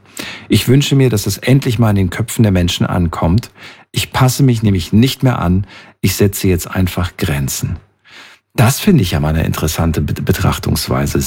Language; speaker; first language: German; native; German